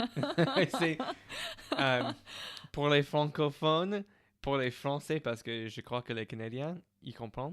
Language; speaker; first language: French; non-native, fluent; English